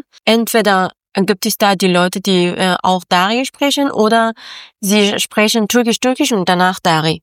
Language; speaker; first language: German; non-native, learner; Persian